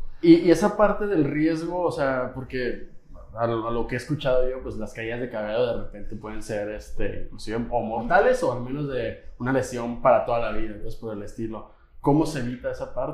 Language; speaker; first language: Spanish; native; Spanish